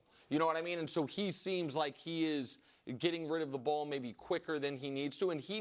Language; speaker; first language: English; native; English